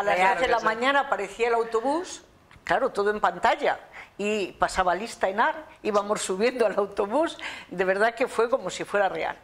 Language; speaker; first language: Spanish; native; Spanish